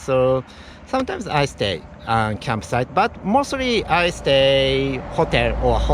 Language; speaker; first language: English; non-native, learner; Japanese